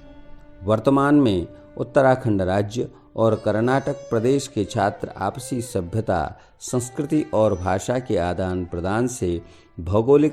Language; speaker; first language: Hindi; native; Hindi